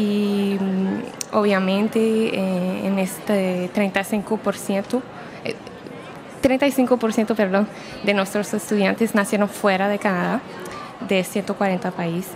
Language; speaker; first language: Spanish; non-native, fluent; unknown